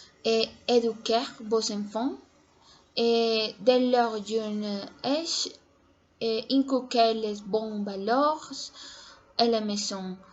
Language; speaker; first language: French; non-native, learner; Spanish